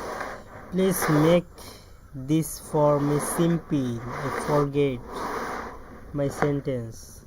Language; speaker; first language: English; non-native, learner; Bangla